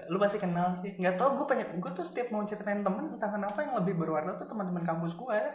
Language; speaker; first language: Indonesian; native; Indonesian